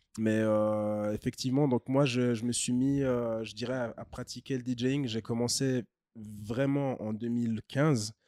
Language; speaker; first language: French; early bilingual, other home language; Kinyarwanda